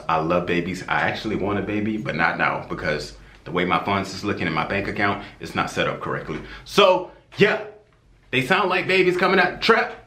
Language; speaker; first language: English; native; English